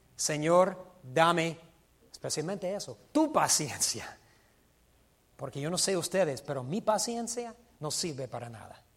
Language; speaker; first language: Spanish; non-native, fluent; English